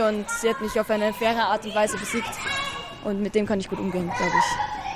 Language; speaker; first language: German; native; German